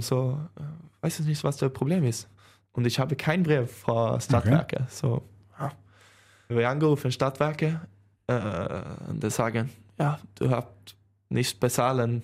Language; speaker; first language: German; non-native, learner; Swedish